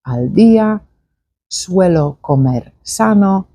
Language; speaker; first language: Spanish; non-native, fluent; Polish